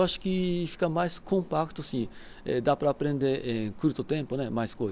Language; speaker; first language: Portuguese; non-native, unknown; Japanese